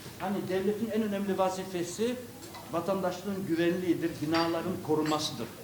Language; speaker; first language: Turkish; early bilingual, other home language; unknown